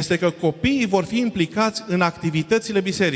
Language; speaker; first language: Romanian; non-native, fluent; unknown